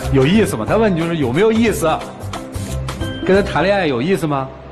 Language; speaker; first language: Chinese; native; Chinese